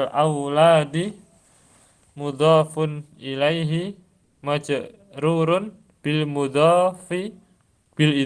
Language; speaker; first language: Arabic; non-native, learner; Indonesian